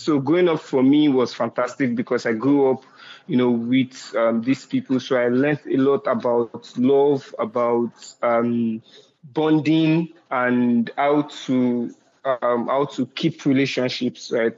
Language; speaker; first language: English; non-native, local second language; Yoruba